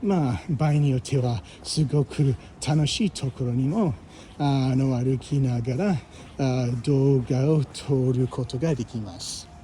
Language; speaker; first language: Japanese; non-native, fluent; English